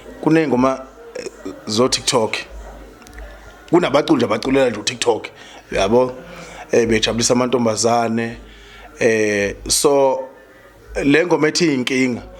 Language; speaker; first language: Zulu; native; Zulu